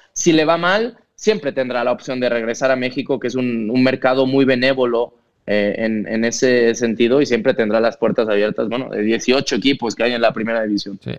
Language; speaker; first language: Spanish; non-native, local second language; Catalan